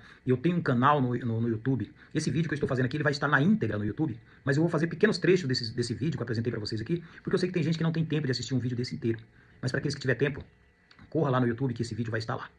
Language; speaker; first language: Portuguese; native; Portuguese